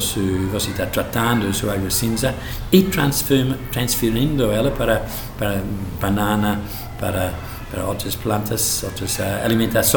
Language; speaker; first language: Portuguese; non-native, learner; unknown